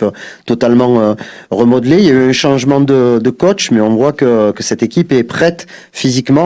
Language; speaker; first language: French; native; French